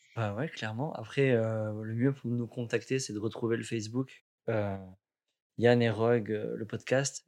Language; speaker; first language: French; native; French